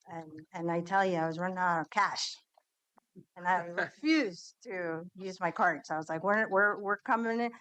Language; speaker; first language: English; early bilingual, other home language; Somali